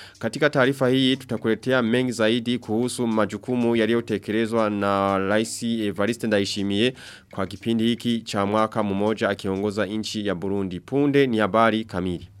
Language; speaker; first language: Swahili; non-native, local second language; Rundi